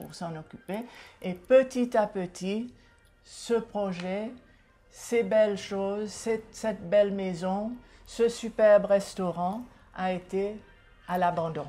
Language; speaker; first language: French; non-native, local second language; Seselwa Creole French